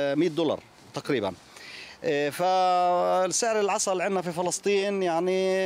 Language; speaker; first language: Arabic; native; Arabic